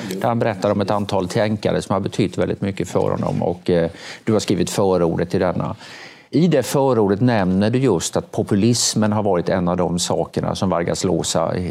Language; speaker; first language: Swedish; native; Swedish